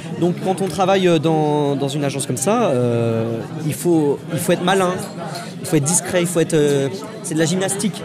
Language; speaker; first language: French; native; French